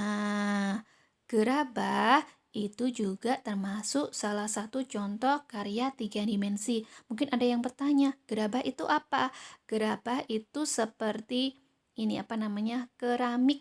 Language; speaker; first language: Indonesian; native; Indonesian